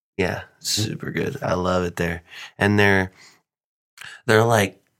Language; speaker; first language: English; early bilingual, other home language; Filipino